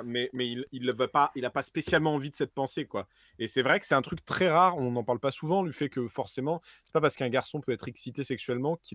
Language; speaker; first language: French; native; French